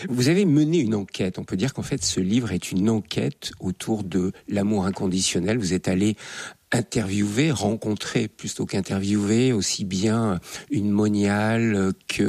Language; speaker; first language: French; native; French